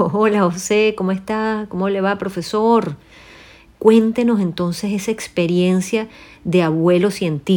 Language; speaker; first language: Spanish; native; Spanish